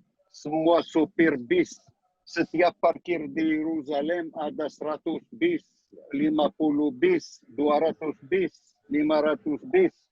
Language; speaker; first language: Indonesian; non-native, learner; Hebrew